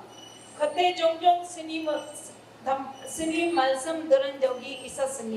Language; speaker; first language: Korean; non-native, learner; Hindi